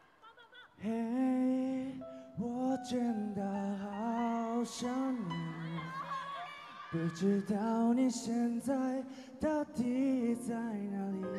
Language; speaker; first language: Chinese; non-native, learner; Japanese